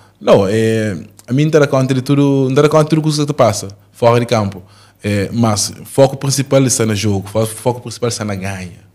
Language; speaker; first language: Portuguese; non-native, local second language; Kabuverdianu